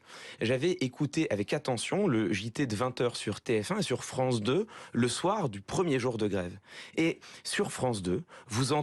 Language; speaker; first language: French; native; French